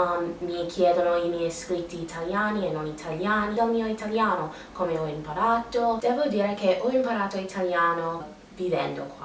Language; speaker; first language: Italian; non-native, learner; English